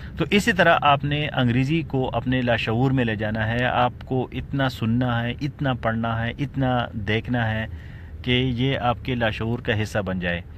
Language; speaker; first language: Urdu; non-native, local second language; Pashto